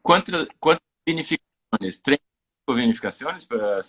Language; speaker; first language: Spanish; non-native, fluent; Portuguese